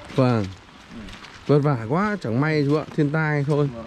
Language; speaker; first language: Vietnamese; native; Vietnamese